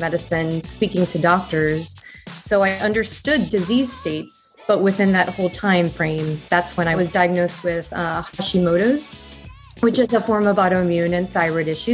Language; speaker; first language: English; native; English